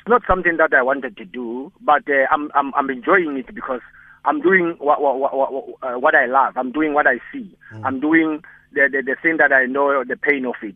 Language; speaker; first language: English; non-native, local second language; Tswana